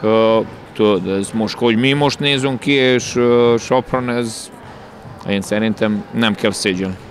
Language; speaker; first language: Hungarian; non-native, learner; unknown